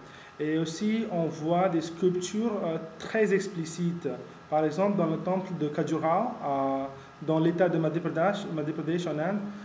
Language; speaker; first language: French; non-native, fluent; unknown